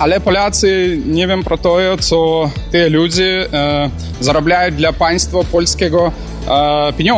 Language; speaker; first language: Polish; non-native, learner; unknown